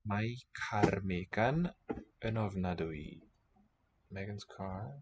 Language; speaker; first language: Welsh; non-native, learner; English